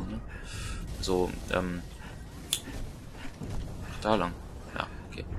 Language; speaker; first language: German; native; German